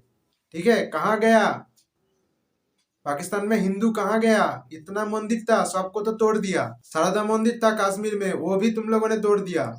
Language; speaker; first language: Hindi; non-native, local second language; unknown